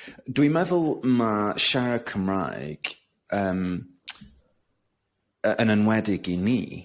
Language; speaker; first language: Welsh; non-native, local second language; English